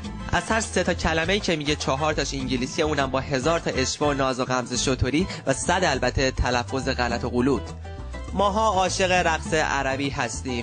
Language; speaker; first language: Persian; native; Persian